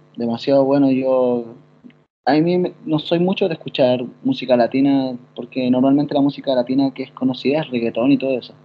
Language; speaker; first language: Spanish; native; Spanish